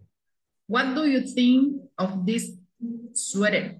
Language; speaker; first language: English; non-native, learner; Spanish